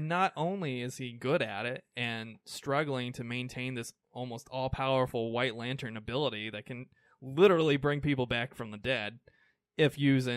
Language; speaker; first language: English; native; English